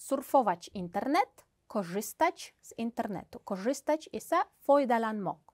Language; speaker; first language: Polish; non-native, fluent; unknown